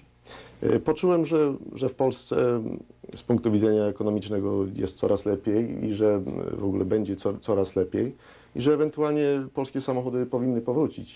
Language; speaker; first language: Polish; early bilingual, heritage; Polish